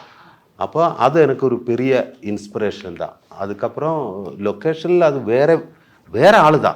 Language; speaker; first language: Tamil; non-native, learner; Malayalam